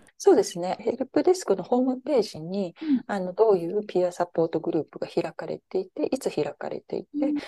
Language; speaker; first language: Japanese; native; Japanese